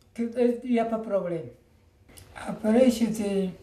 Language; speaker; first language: French; non-native, learner; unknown